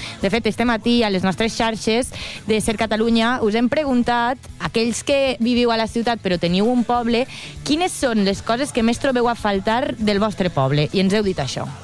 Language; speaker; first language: Catalan; native; Catalan